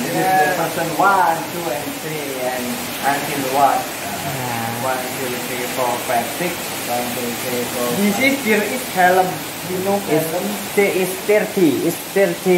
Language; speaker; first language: English; non-native, learner; Indonesian